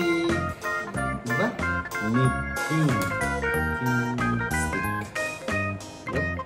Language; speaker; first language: English; non-native, local second language; Filipino